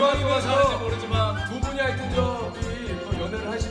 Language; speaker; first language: Korean; native; Korean